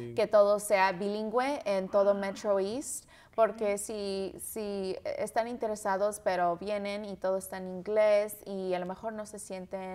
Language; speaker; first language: Spanish; early bilingual, heritage; Spanish